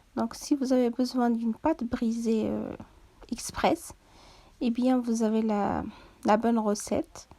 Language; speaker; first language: French; non-native, local second language; Arabic